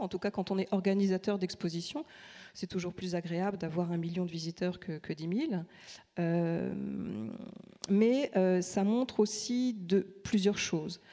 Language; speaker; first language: French; native; French